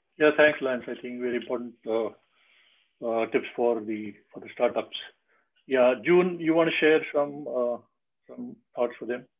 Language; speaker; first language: English; non-native, local second language; Marathi